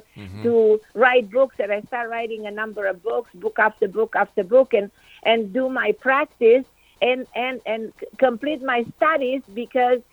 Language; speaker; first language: English; non-native, fluent; Romanian